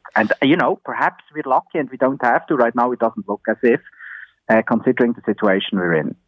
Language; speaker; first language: English; non-native, fluent; German